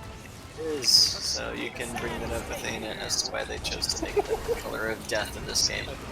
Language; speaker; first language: English; native; English